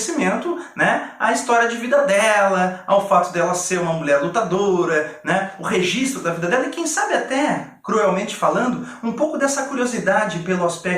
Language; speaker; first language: Portuguese; native; Portuguese